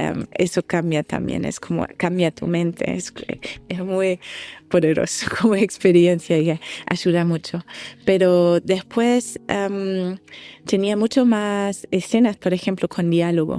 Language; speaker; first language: Spanish; non-native, fluent; German